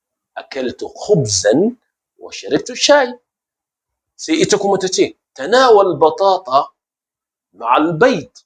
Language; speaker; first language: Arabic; non-native, fluent; Hausa